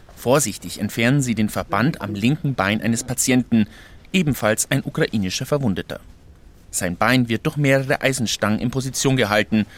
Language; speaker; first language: German; native; German